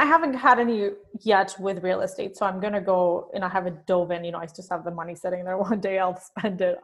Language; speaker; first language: English; non-native, fluent; Spanish